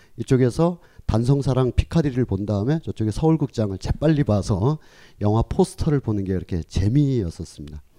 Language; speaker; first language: Korean; native; Korean